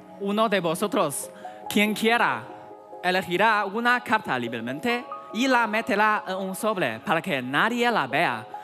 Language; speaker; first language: Spanish; non-native, learner; Chinese